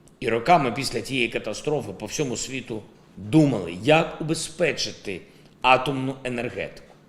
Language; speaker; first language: Ukrainian; non-native, local second language; Russian